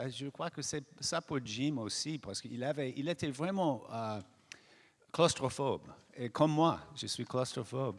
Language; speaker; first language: French; non-native, fluent; English